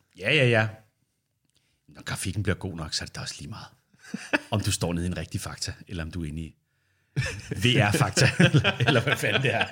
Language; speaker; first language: Danish; native; Danish